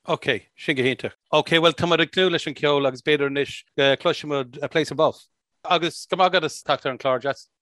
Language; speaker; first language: Irish; non-native, local second language; English